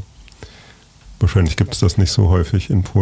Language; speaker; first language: German; native; German